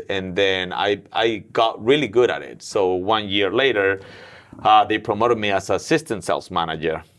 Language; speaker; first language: English; non-native, fluent; Spanish